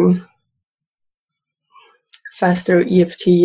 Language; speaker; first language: English; non-native, fluent; Swedish